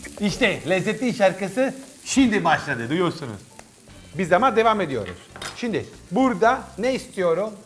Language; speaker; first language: Turkish; non-native, learner; Italian